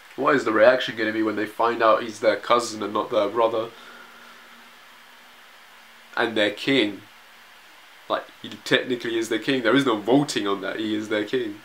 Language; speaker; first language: English; native; English